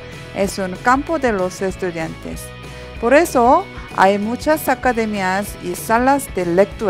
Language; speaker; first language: Spanish; non-native, learner; Korean